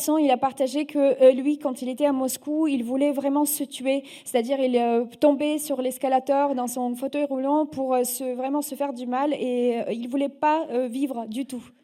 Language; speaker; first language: French; non-native, fluent; Russian